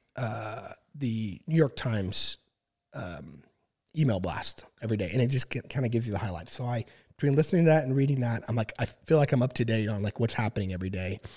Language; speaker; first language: English; native; English